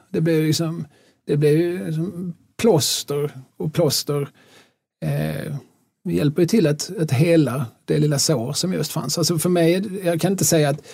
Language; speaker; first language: Swedish; native; Swedish